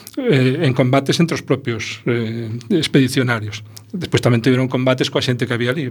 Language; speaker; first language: Galician; non-native, local second language; Spanish